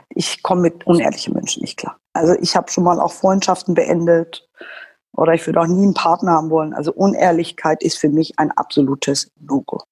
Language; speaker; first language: German; non-native, fluent; Persian